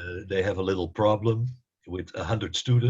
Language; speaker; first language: English; non-native, fluent; Dutch